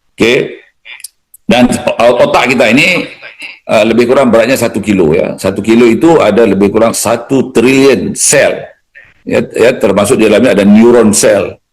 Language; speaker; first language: Malay; native; Malay